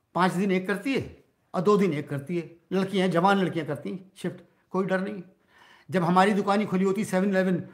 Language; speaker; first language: Hindi; native; Hindi